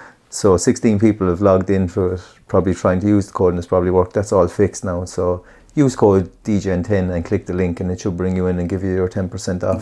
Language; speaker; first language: English; native; English